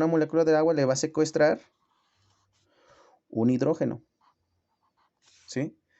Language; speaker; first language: Spanish; native; Spanish